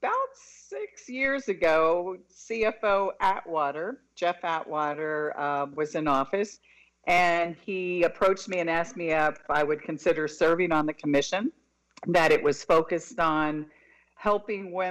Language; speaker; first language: English; native; English